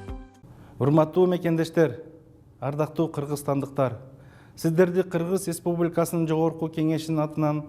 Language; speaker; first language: Kyrgyz; native; Kyrgyz